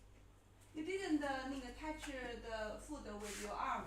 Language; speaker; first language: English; non-native, learner; Chinese